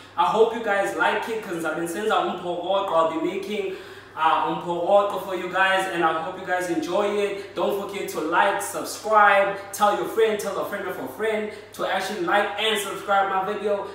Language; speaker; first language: English; non-native, local second language; Xhosa